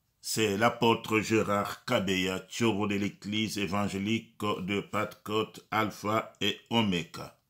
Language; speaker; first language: French; non-native, local second language; Lingala